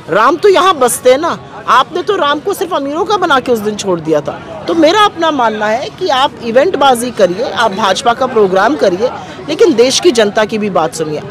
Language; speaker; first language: Hindi; native; Hindi